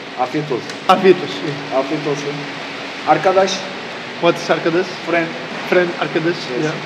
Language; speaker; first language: Turkish; non-native, learner; Greek